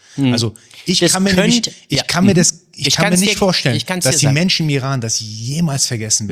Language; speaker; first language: German; early bilingual, other home language; Persian